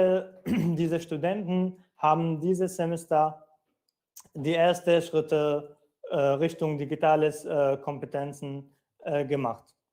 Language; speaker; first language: German; non-native, fluent; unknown